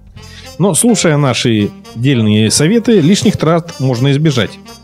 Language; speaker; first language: Russian; native; Russian